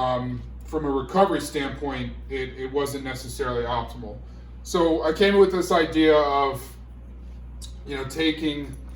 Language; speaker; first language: English; native; English